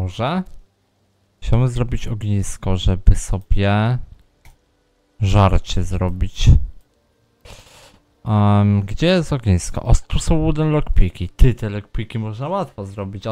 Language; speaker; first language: Polish; native; Polish